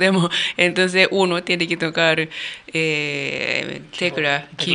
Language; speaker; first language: Spanish; non-native, learner; Japanese